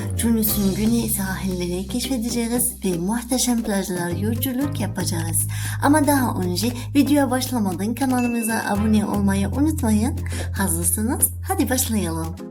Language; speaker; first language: Turkish; non-native, learner; Arabic